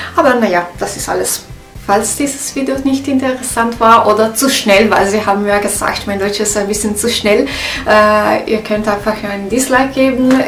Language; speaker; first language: German; non-native, learner; Italian